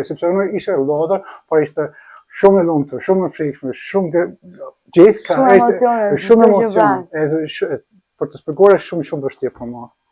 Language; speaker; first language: Albanian; non-native, learner; English